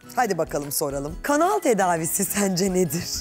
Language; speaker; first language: Turkish; native; Turkish